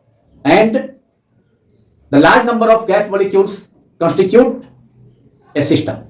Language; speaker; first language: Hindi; native; Hindi